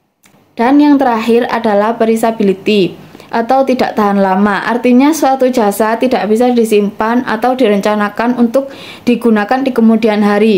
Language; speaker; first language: Indonesian; native; Indonesian